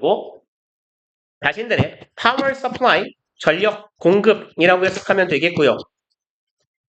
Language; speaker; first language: Korean; native; Korean